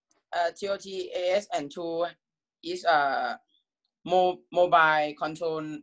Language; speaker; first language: English; non-native, learner; Thai